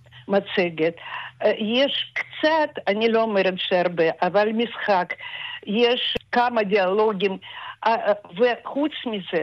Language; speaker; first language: Hebrew; non-native, fluent; Russian